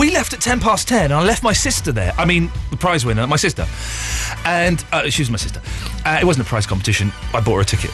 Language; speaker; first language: English; native; English